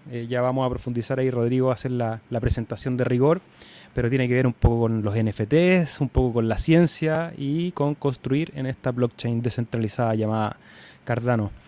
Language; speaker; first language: Spanish; native; Spanish